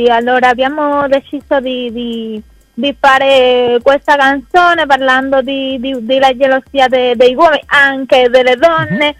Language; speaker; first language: Italian; non-native, fluent; Spanish